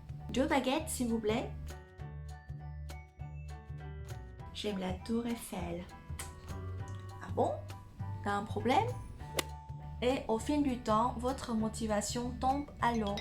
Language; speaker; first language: French; non-native, fluent; Vietnamese